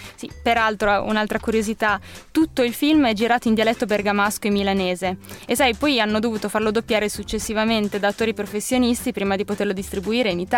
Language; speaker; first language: Italian; native; Italian